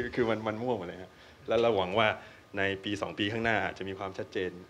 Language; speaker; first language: Thai; native; Thai